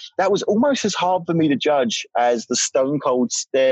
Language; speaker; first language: English; native; English